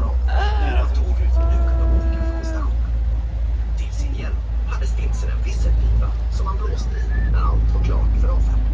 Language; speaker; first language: Swedish; native; Swedish